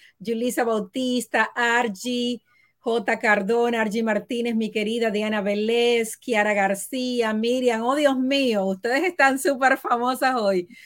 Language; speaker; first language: Spanish; native; Spanish